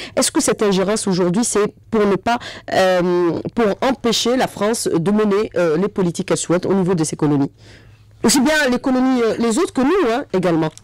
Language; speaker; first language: French; non-native, local second language; Arabic